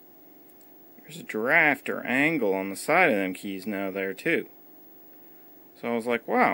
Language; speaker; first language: English; native; English